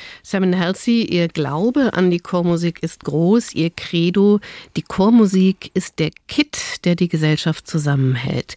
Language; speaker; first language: German; native; German